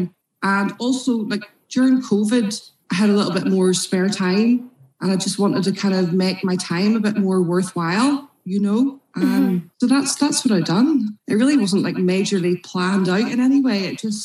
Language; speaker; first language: English; native; English